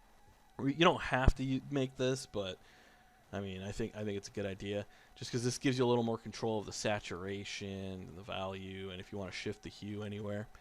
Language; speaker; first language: English; native; English